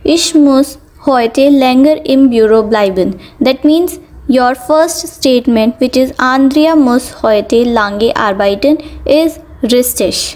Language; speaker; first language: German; non-native, fluent; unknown